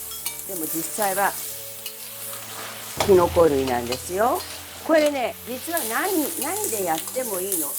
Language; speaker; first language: Japanese; early bilingual, other home language; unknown